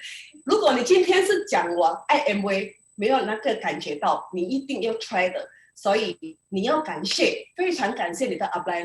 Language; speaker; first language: Chinese; early bilingual, heritage; Indonesian